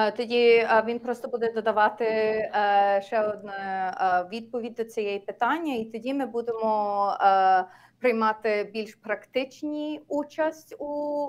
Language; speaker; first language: Ukrainian; early bilingual, heritage; Ukrainian